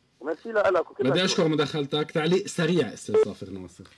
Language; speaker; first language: Arabic; native; Arabic